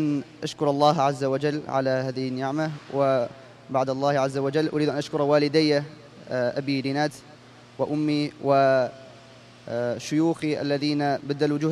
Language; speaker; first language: Arabic; non-native, fluent; Russian